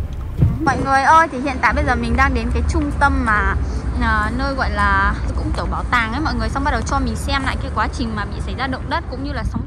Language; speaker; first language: Vietnamese; native; Vietnamese